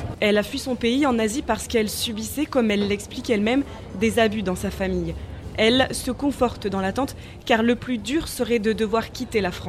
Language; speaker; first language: French; native; French